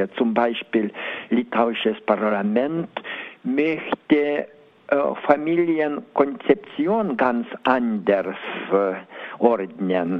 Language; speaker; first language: German; non-native, learner; Lithuanian